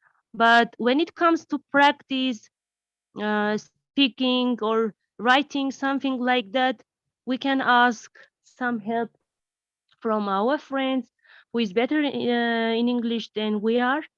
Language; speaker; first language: English; non-native, learner; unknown